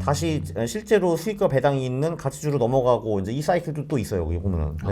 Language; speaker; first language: Korean; native; Korean